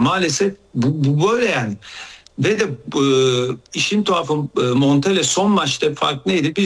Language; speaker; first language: Turkish; native; Turkish